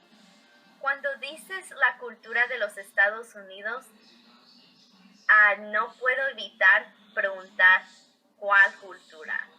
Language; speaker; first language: Spanish; early bilingual, heritage; Spanish